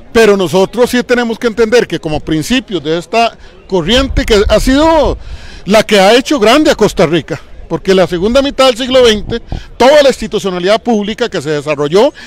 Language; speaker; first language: Spanish; native; Spanish